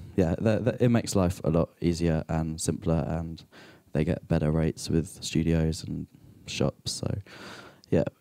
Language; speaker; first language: English; native; English